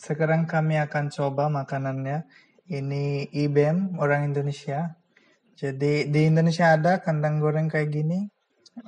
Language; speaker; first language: Indonesian; non-native, fluent; Bangla